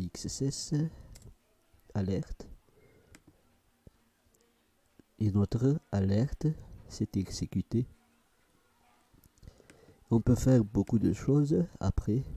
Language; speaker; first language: French; non-native, fluent; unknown